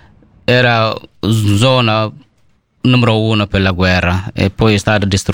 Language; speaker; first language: Italian; non-native, learner; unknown